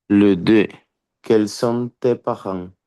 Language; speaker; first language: French; non-native, learner; Spanish